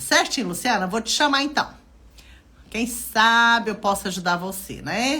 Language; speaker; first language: Portuguese; native; Portuguese